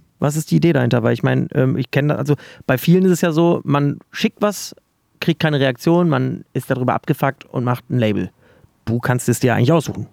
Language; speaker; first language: German; native; German